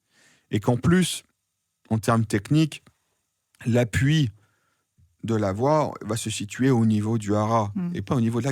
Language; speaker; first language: French; native; French